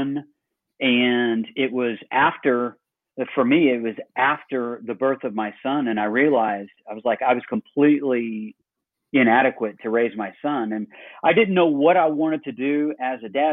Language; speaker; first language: English; native; English